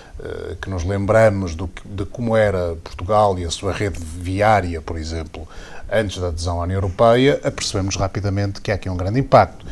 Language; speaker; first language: Portuguese; native; Portuguese